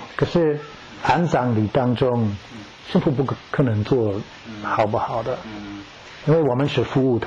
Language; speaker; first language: Chinese; non-native, fluent; English